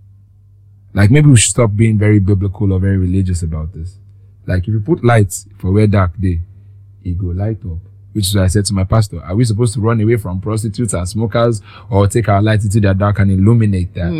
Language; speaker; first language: English; non-native, local second language; Yoruba